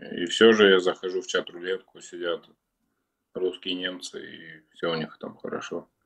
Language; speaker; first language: Russian; native; Russian